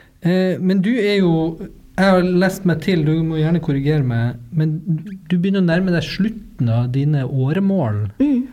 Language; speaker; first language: Norwegian; native; Norwegian